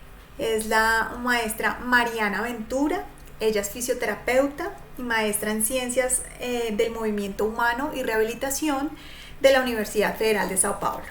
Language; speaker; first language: Spanish; native; Spanish